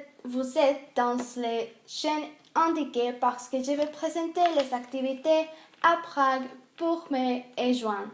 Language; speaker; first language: French; non-native, learner; Spanish